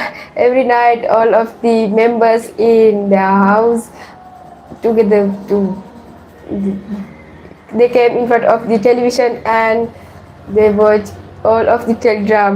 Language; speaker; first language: English; non-native, learner; Sinhala